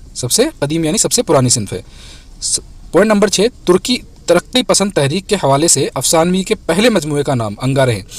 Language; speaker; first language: Urdu; native; Urdu